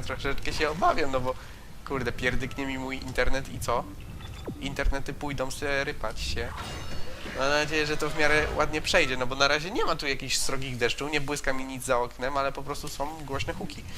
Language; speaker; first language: Polish; native; Polish